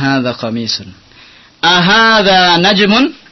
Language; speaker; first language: Arabic; non-native, fluent; Indonesian